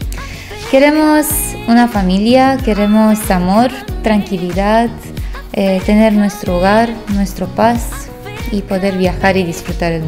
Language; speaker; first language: Spanish; non-native, fluent; Romanian